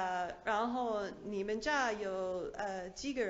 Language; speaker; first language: Chinese; non-native, learner; English